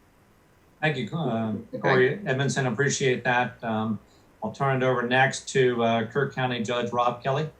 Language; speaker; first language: English; native; English